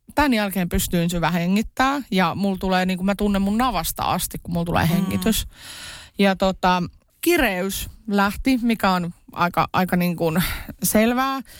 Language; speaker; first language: Finnish; native; Finnish